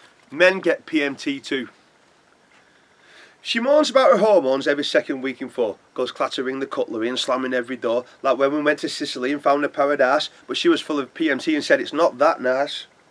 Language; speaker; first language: English; native; English